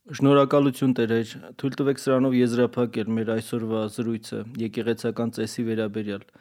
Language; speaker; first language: Armenian; native; Armenian